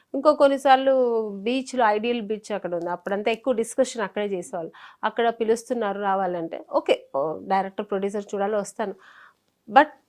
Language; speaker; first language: Telugu; native; Telugu